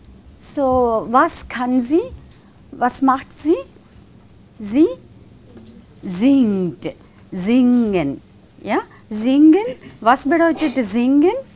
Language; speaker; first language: German; non-native, fluent; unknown